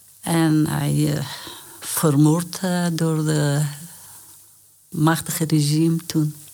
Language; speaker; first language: Dutch; non-native, learner; Persian